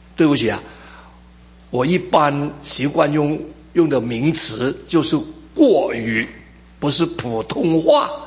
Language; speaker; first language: Chinese; early bilingual, heritage; Cantonese